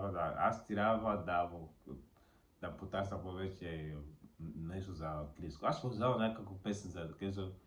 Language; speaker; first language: Bulgarian; non-native, learner; Portuguese